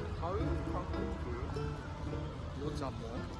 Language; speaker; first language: Korean; non-native, learner; Japanese